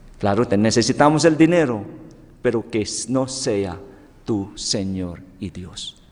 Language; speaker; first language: Spanish; non-native, fluent; Filipino